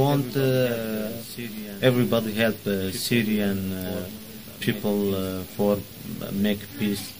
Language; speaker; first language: English; non-native, learner; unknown